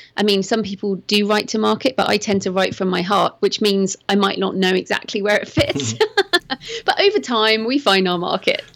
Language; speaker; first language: English; native; English